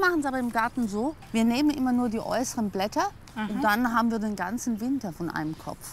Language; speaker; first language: German; native; German